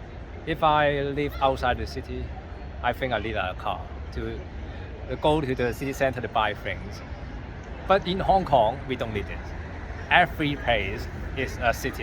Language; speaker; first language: English; non-native, learner; Cantonese